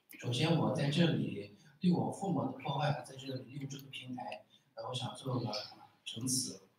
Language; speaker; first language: Chinese; non-native, local second language; Uyghur